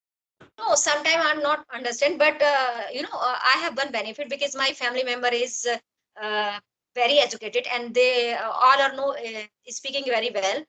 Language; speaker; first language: English; non-native, learner; Hindi